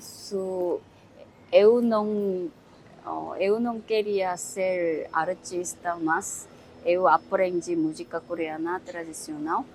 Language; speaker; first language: Portuguese; non-native, learner; Korean